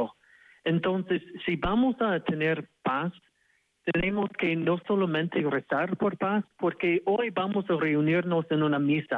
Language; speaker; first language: Spanish; non-native, fluent; English